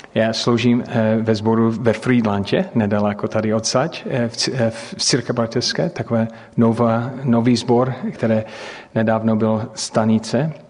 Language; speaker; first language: Czech; non-native, fluent; English